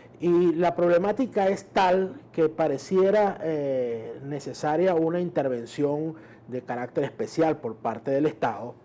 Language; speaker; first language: Spanish; native; Spanish